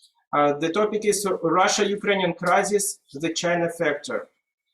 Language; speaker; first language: English; non-native, fluent; Russian